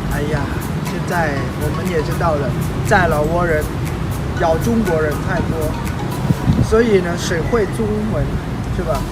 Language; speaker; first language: Chinese; non-native, learner; Lao